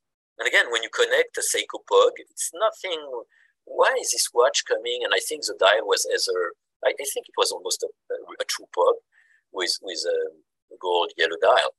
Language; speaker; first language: English; non-native, fluent; French